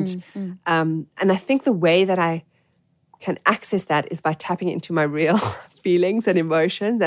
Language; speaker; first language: English; native; English